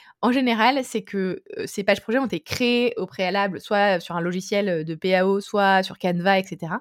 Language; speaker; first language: French; native; French